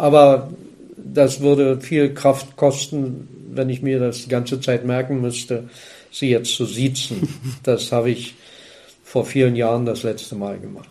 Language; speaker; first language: German; native; German